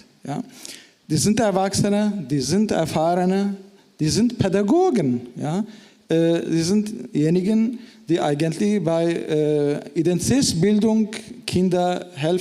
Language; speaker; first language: German; non-native, fluent; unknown